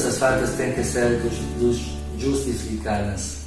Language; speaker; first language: Portuguese; non-native, learner; Hungarian